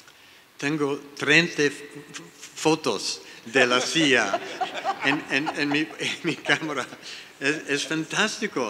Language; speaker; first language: Spanish; non-native, learner; English